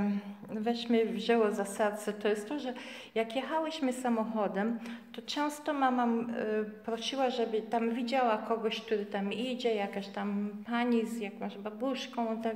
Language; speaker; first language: Polish; early bilingual, heritage; Polish